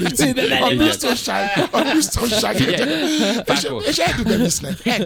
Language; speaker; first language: Hungarian; non-native, fluent; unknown